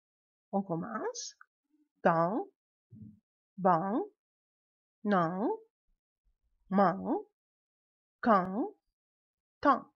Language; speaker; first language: French; non-native, fluent; Spanish